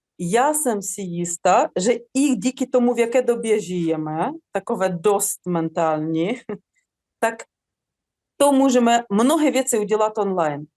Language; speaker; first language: Czech; non-native, fluent; Ukrainian